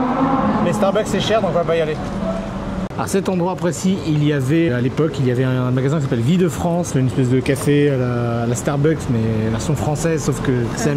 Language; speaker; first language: French; native; French